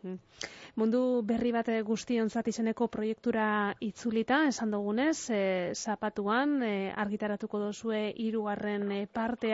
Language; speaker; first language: Basque; native; Basque